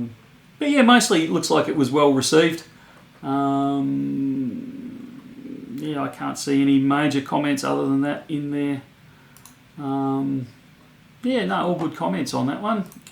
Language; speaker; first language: English; native; English